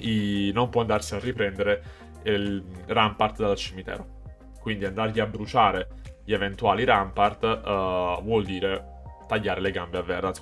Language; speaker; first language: Italian; native; Italian